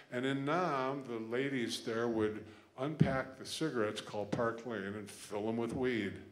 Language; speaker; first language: English; native; English